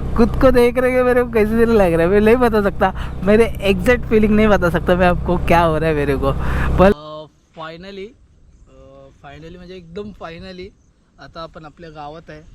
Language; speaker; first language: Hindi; non-native, local second language; Marathi